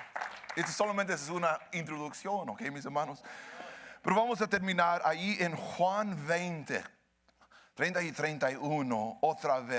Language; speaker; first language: Spanish; early bilingual, heritage; Spanish